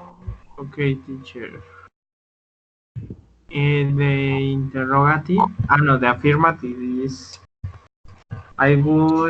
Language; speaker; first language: English; non-native, learner; Spanish